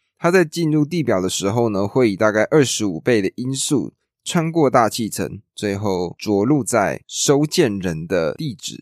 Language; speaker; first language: Chinese; native; Chinese